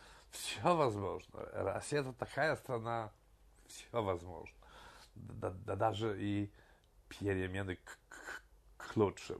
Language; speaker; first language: Russian; non-native, fluent; Polish